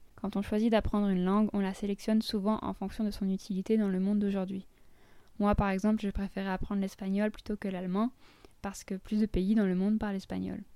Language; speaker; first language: French; native; French